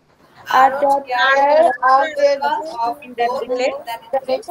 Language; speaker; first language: English; non-native, learner; Bangla